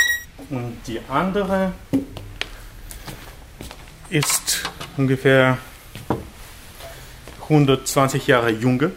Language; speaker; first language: German; non-native, fluent; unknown